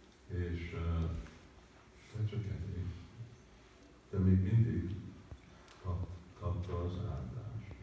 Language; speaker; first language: Hungarian; early bilingual, heritage; Hungarian